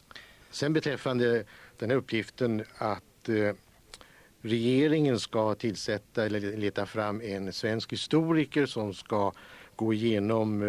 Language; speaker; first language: Swedish; native; Swedish